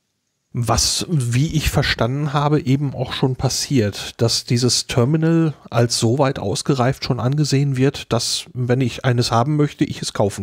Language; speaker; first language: German; native; German